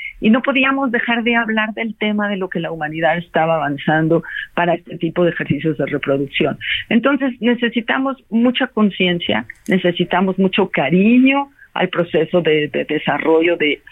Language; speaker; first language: Spanish; native; Spanish